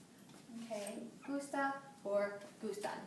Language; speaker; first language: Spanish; non-native, fluent; English